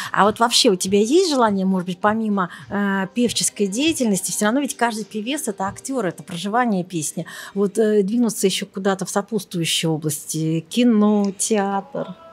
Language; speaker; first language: Russian; native; Russian